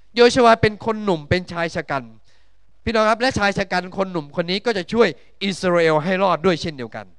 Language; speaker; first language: Thai; native; Thai